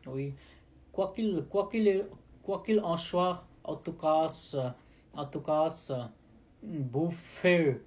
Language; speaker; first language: French; non-native, learner; Nepali